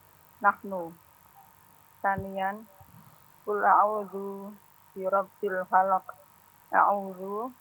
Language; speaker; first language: Arabic; non-native, learner; Indonesian